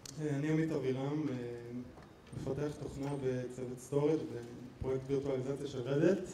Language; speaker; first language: Hebrew; native; Hebrew